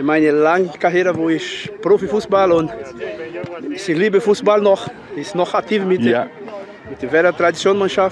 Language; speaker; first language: German; non-native, learner; Portuguese